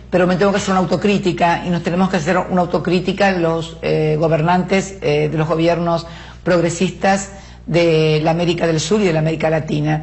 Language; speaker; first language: Spanish; native; Spanish